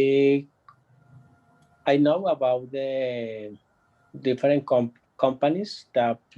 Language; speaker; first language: English; non-native, learner; Spanish